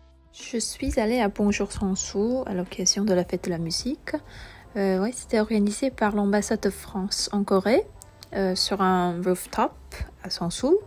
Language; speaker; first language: French; non-native, fluent; Korean